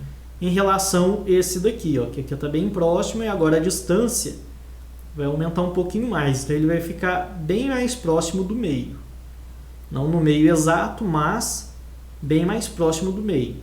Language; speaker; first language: Portuguese; native; Portuguese